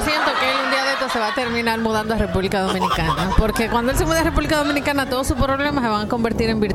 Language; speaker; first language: Spanish; native; Spanish